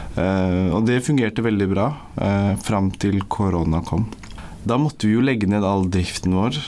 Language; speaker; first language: Norwegian; early bilingual, other home language; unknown